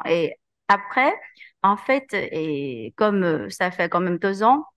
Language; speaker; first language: French; non-native, learner; Chinese